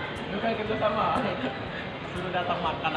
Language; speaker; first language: Indonesian; non-native, local second language; Sasak